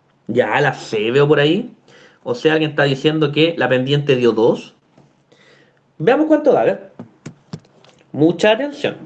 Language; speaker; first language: Spanish; native; Spanish